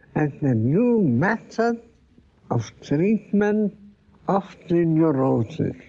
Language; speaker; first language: English; non-native, fluent; German